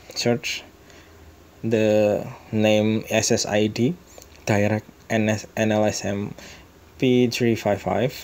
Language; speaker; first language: English; non-native, learner; Indonesian